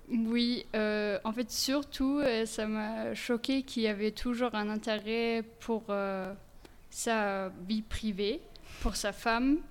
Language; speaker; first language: French; non-native, fluent; German